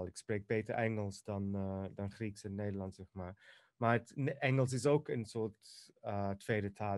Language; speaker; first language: Dutch; non-native, fluent; Greek